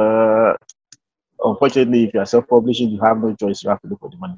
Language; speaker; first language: English; non-native, local second language; Yoruba